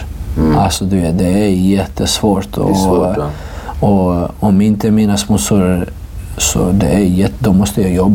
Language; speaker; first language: Swedish; non-native, fluent; Georgian